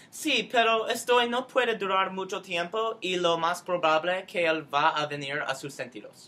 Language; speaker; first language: Spanish; non-native, learner; English